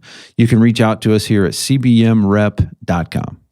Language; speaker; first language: English; native; English